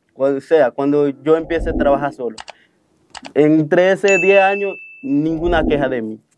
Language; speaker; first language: Spanish; non-native, fluent; Haitian Creole